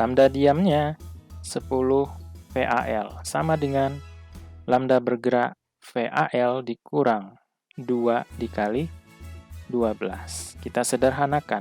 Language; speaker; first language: Indonesian; native; Indonesian